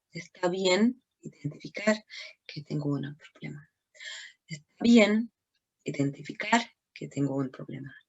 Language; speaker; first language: Spanish; non-native, learner; English